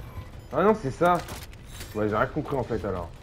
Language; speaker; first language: French; native; French